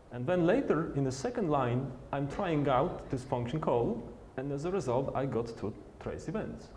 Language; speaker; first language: English; non-native, fluent; Polish